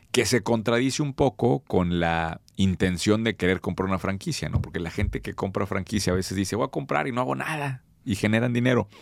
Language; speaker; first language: Spanish; native; Spanish